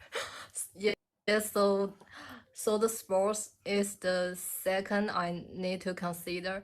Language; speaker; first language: English; non-native, learner; Chinese